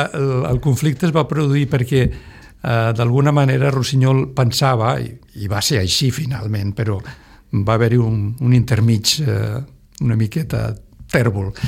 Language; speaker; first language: Catalan; non-native, local second language; Spanish